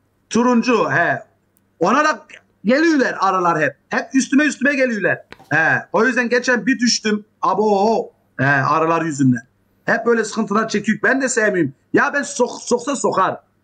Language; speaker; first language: Turkish; early bilingual, heritage; Turkish